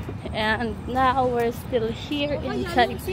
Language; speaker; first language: English; non-native, fluent; Filipino